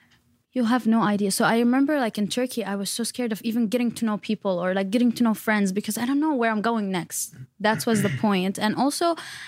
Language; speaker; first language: English; non-native, fluent; Arabic